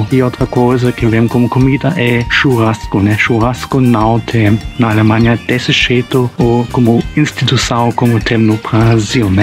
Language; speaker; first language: Portuguese; non-native, fluent; German